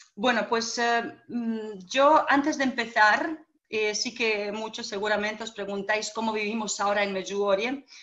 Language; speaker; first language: Spanish; non-native, fluent; Bosnian